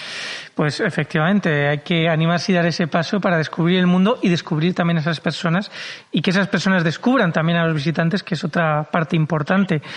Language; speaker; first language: Spanish; native; Spanish